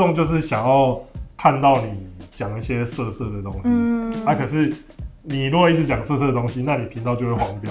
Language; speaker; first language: Chinese; native; Chinese